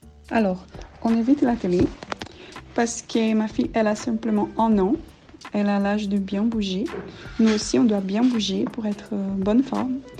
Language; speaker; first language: French; non-native, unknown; Portuguese